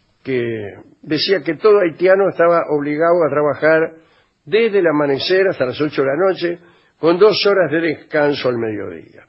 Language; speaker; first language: Spanish; native; Spanish